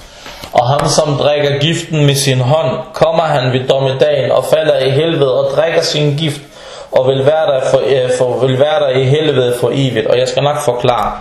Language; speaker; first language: Danish; non-native, fluent; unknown